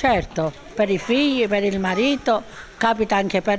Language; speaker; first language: Italian; native; Italian